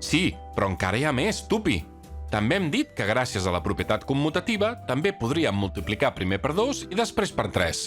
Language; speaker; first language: Catalan; native; Catalan